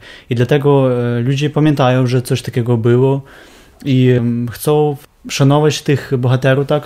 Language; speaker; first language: Polish; non-native, fluent; Ukrainian